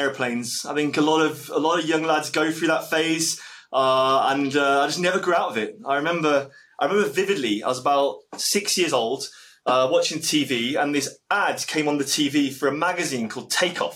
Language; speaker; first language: English; native; English